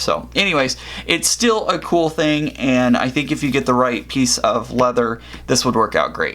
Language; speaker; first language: English; native; English